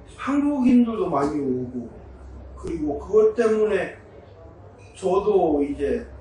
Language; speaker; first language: Korean; early bilingual, heritage; Korean